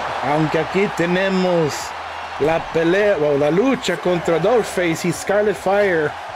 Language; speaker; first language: Spanish; non-native, learner; English